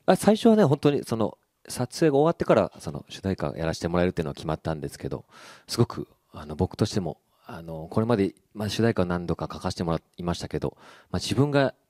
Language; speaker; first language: Japanese; native; Japanese